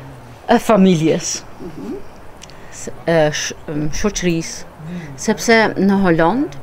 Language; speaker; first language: Albanian; early bilingual, heritage; Albanian